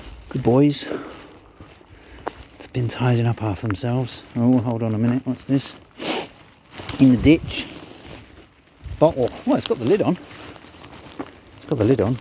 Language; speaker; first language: English; native; English